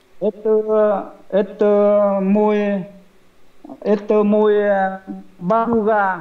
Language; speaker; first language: Russian; non-native, learner; Vietnamese